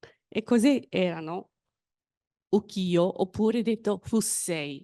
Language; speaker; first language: Italian; non-native, fluent; Japanese